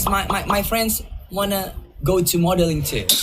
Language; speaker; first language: English; non-native, learner; Indonesian